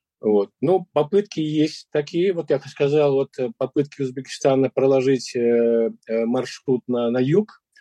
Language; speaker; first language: Russian; non-native, local second language; Uzbek